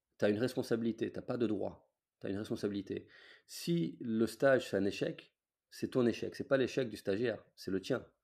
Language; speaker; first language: French; non-native, fluent; English